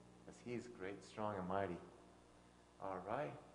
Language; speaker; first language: English; native; English